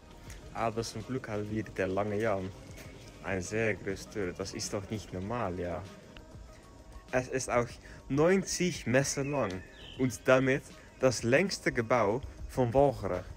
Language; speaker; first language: German; non-native, learner; Dutch